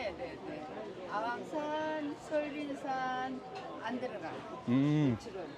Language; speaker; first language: Korean; native; Korean